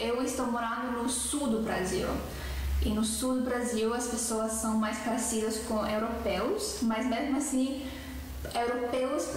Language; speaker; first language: Portuguese; non-native, fluent; Estonian